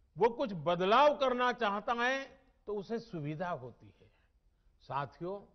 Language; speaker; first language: Hindi; non-native, local second language; Gujarati